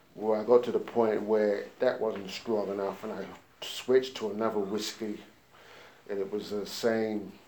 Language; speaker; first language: English; native; English